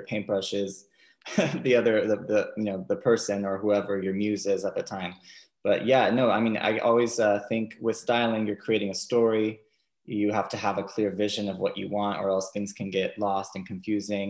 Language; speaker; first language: English; native; English